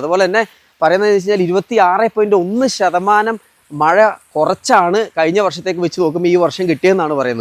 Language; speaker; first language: Malayalam; native; Malayalam